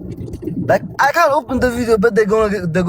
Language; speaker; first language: English; non-native, learner; Amharic